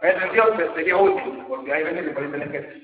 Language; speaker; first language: Spanish; native; Spanish